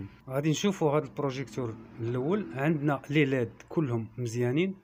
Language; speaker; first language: Arabic; native; Arabic